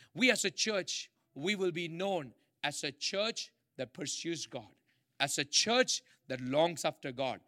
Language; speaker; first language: English; non-native, local second language; Malayalam